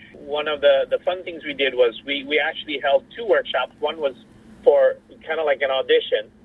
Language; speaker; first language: English; native; English